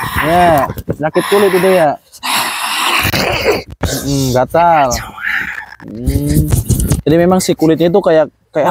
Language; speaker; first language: Indonesian; non-native, local second language; Sundanese